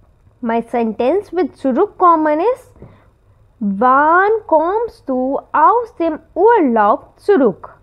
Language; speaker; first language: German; non-native, fluent; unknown